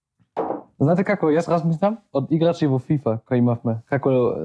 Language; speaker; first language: Macedonian; early bilingual, heritage; German